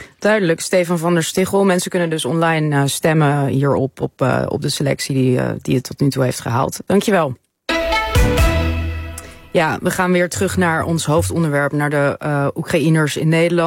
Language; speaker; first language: Dutch; native; Dutch